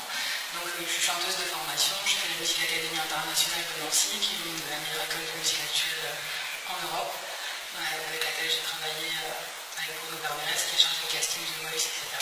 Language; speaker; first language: French; native; French